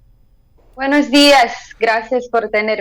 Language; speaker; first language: Spanish; non-native, fluent; Portuguese